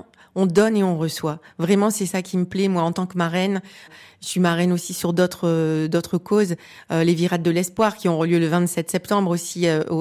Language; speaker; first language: French; native; French